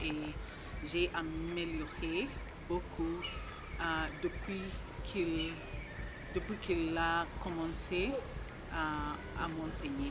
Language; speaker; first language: French; non-native, learner; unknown